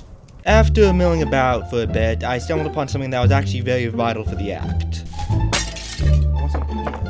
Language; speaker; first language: English; native; English